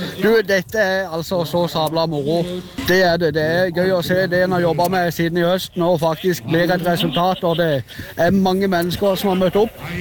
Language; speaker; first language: Norwegian; native; Norwegian